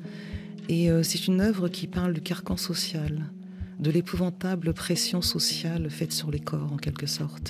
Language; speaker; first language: French; native; French